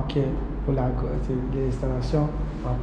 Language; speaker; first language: French; non-native, learner; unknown